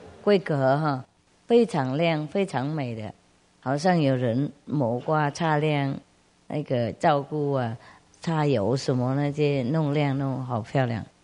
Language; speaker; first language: Chinese; non-native, fluent; Vietnamese